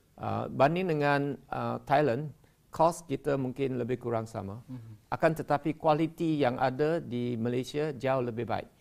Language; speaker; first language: Malay; non-native, local second language; Chinese